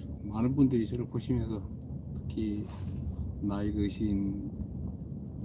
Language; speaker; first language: Korean; native; Korean